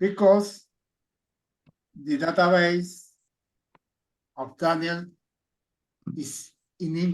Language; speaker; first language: English; non-native, learner; Spanish